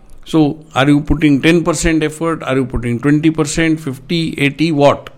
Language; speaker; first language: English; non-native, local second language; Marathi